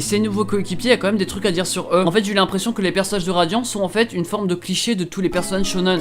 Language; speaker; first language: French; native; French